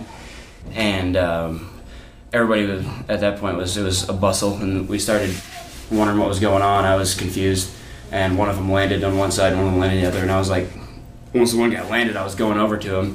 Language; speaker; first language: English; native; English